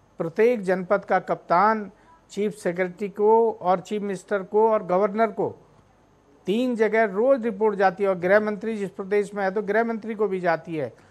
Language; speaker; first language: Hindi; native; Hindi